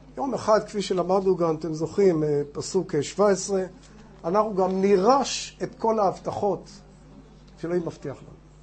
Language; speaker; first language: Hebrew; non-native, fluent; English